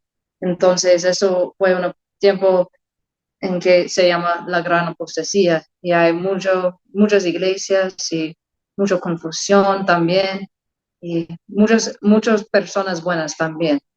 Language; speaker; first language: Spanish; non-native, learner; English